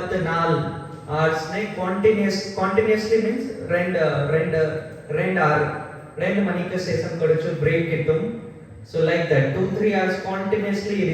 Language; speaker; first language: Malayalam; non-native, learner; Hindi